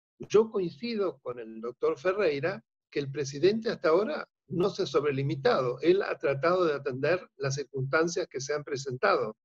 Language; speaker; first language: Spanish; native; Spanish